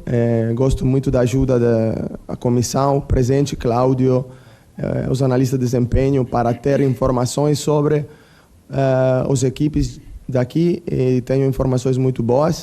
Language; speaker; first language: Portuguese; non-native, fluent; Italian